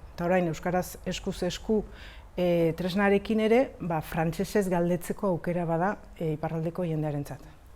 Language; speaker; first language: Basque; native; Basque